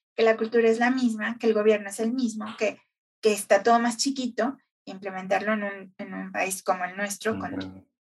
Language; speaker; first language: Spanish; native; Spanish